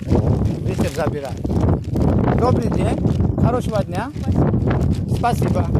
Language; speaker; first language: Russian; non-native, learner; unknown